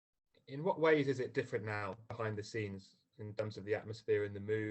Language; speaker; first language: English; native; English